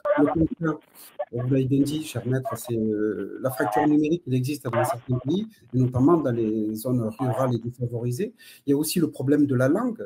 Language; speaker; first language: French; native; French